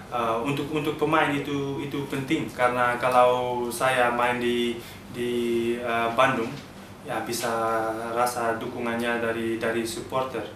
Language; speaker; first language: Indonesian; early bilingual, heritage; Dutch